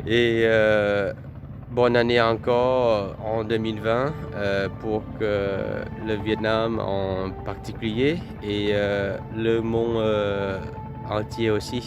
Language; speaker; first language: French; non-native, fluent; Vietnamese